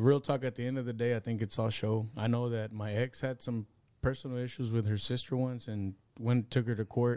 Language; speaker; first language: English; early bilingual, other home language; Spanish